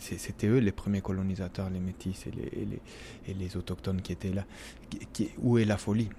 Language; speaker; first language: French; non-native, fluent; Spanish